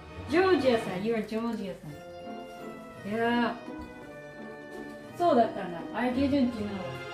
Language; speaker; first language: English; non-native, learner; Japanese